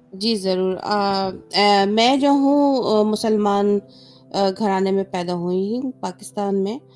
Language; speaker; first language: Urdu; native; Urdu